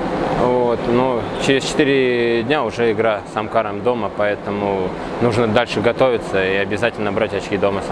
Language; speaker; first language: Russian; native; Russian